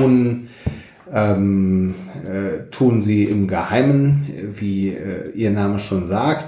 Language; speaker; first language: German; native; German